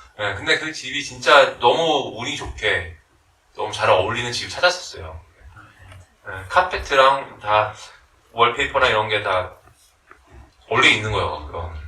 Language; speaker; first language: Korean; early bilingual, heritage; Korean